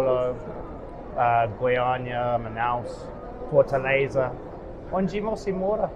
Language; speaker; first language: Portuguese; non-native, learner; English